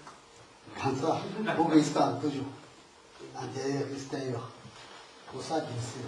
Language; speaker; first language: French; non-native, learner; Tibetan